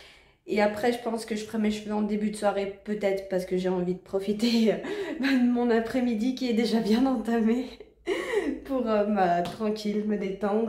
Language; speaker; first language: French; native; French